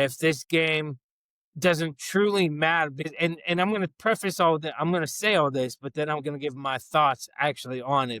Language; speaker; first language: English; native; English